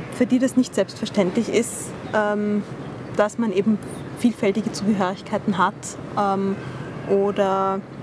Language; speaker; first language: German; early bilingual, other home language; Arabic